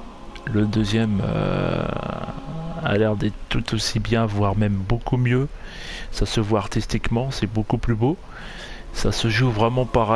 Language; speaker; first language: French; native; French